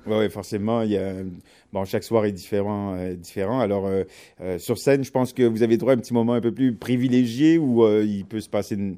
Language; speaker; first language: French; native; French